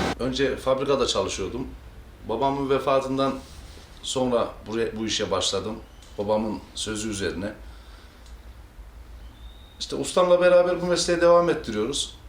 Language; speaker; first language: Turkish; native; Turkish